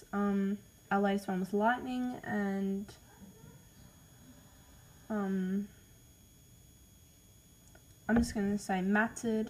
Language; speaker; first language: English; native; English